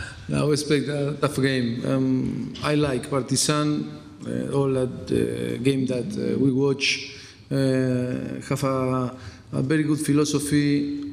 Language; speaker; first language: English; non-native, fluent; Spanish